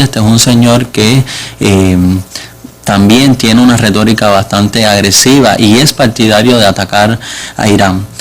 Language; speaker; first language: Spanish; native; Spanish